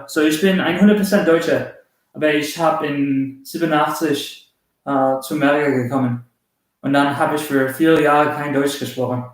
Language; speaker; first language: German; early bilingual, heritage; German